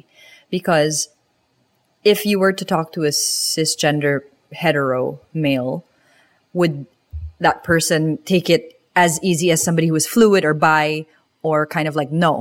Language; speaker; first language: English; non-native, local second language; Filipino